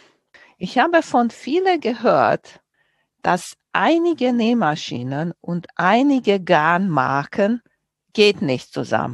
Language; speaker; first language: German; non-native, fluent; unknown